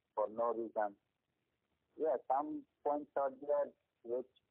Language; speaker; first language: English; non-native, learner; Persian